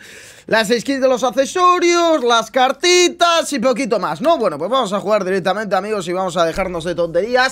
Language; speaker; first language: Spanish; native; Spanish